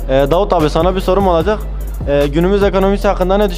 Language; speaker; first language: Turkish; native; Turkish